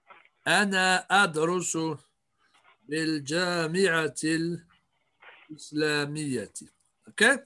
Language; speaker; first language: Arabic; non-native, fluent; English